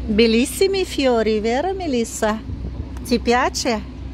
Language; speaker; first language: Italian; non-native, learner; Russian